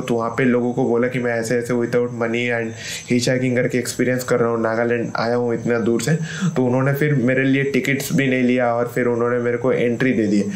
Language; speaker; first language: Hindi; non-native, local second language; Bangla